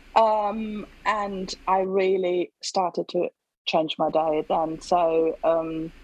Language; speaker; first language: English; non-native, fluent; German